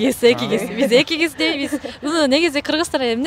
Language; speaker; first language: Kyrgyz; non-native, fluent; Japanese